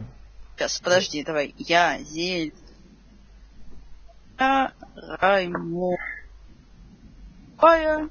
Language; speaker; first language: Russian; native; Russian